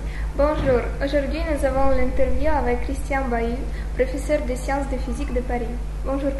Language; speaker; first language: French; non-native, learner; Russian